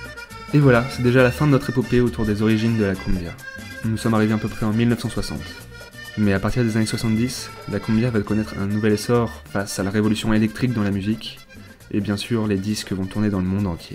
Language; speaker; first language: French; native; French